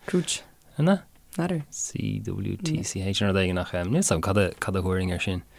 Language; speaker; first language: Irish; non-native, local second language; English